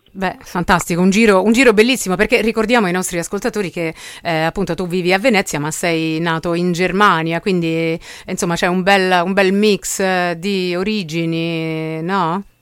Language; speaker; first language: Italian; native; Italian